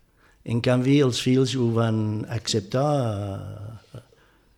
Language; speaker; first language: Catalan; non-native, fluent; English